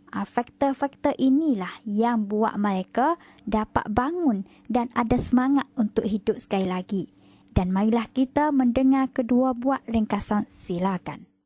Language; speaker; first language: Malay; native; Malay